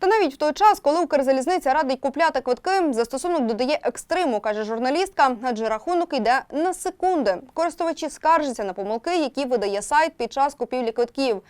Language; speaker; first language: Ukrainian; native; Ukrainian